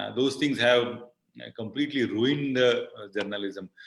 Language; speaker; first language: English; non-native, local second language; Marathi